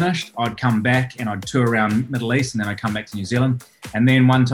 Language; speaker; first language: English; native; English